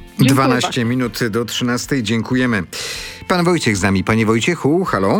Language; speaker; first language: Polish; native; Polish